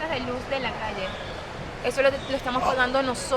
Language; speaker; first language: Spanish; native; Spanish